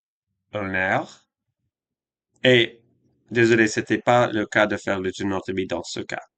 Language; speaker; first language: French; non-native, fluent; English